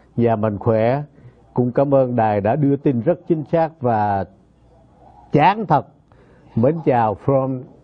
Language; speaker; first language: Vietnamese; native; Vietnamese